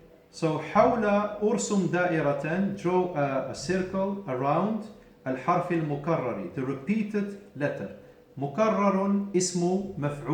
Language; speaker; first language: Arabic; non-native, fluent; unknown